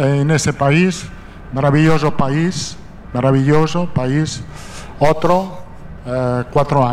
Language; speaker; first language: Portuguese; non-native, fluent; Italian